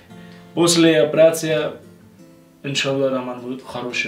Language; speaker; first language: Russian; non-native, learner; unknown